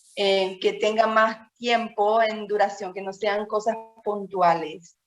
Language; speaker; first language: Spanish; non-native, fluent; Portuguese